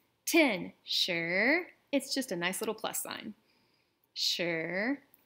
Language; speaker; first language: English; native; English